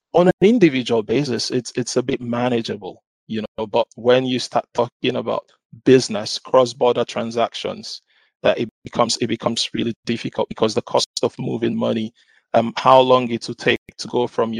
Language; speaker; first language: English; non-native, local second language; Igbo